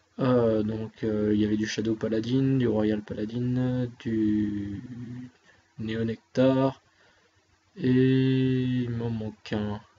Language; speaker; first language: French; native; French